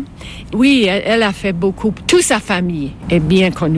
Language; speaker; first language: French; non-native, fluent; English